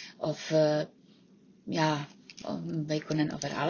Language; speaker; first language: Dutch; non-native, learner; Czech